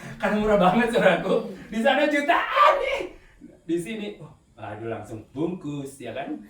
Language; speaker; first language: Indonesian; native; Indonesian